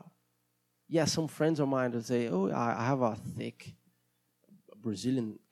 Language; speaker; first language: English; non-native, fluent; Portuguese